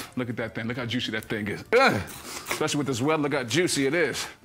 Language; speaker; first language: English; native; English